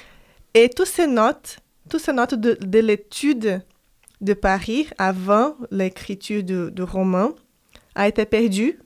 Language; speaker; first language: French; non-native, fluent; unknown